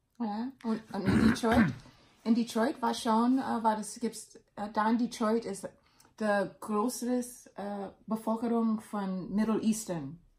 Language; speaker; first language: German; non-native, learner; English